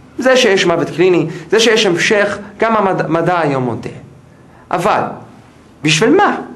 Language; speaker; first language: Hebrew; non-native, fluent; English